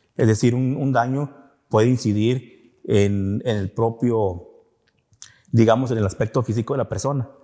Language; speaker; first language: Spanish; native; Spanish